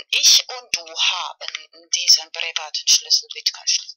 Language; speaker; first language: German; non-native, learner; Spanish